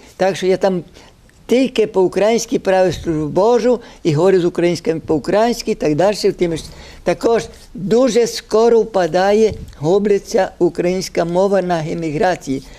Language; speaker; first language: Ukrainian; early bilingual, heritage; Ukrainian